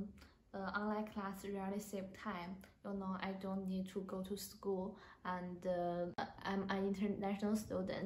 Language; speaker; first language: English; non-native, learner; Chinese